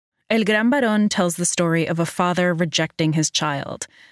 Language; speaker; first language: English; early bilingual, other home language; Spanish